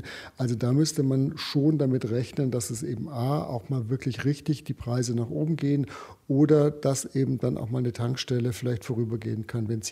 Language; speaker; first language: German; native; German